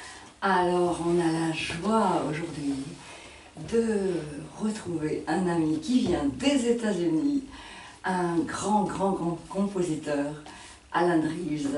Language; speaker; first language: French; native; French